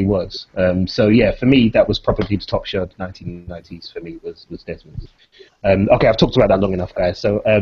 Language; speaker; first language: English; native; English